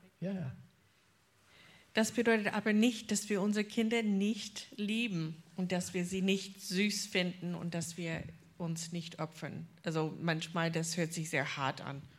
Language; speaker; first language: German; non-native, fluent; English